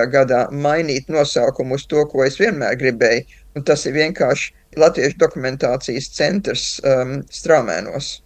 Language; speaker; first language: Latvian; early bilingual, heritage; Latvian